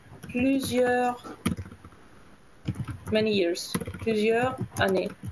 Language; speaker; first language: French; native; French